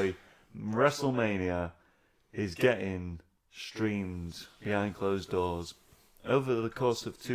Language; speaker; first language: English; native; English